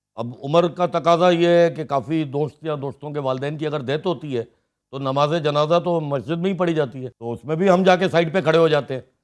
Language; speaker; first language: Urdu; non-native, local second language; Sindhi